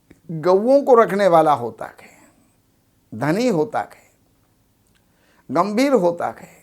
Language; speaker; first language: Hindi; native; Hindi